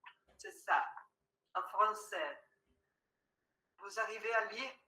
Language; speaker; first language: French; non-native, fluent; Portuguese